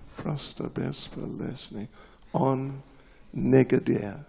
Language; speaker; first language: Russian; non-native, learner; English